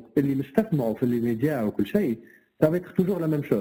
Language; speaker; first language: French; non-native, local second language; Arabic